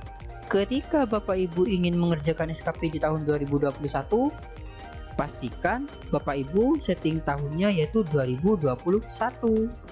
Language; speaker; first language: Indonesian; native; Indonesian